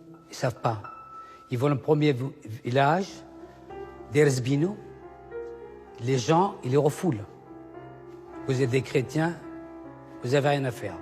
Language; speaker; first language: French; non-native, fluent; Assyrian Neo-Aramaic